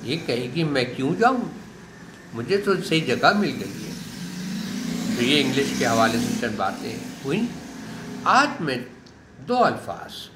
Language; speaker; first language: Hindi; native; Hindi